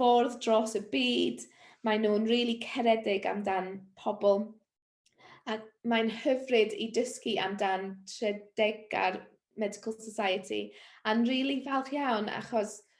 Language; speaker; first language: Welsh; non-native, learner; English